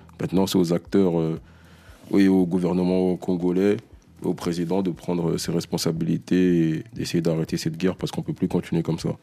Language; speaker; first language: French; early bilingual, other home language; Lingala